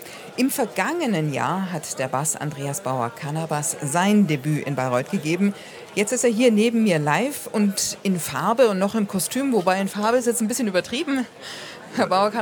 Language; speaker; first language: German; native; German